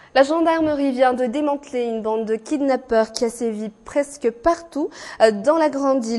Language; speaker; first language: French; non-native, local second language; Malagasy